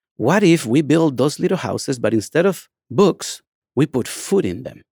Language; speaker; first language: English; non-native, fluent; Spanish